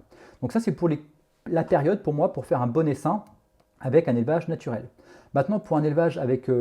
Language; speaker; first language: French; native; French